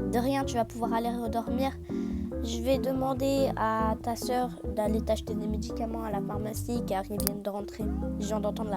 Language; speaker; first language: French; native; French